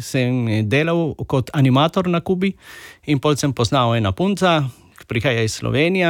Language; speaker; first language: Slovenian; non-native, learner; Spanish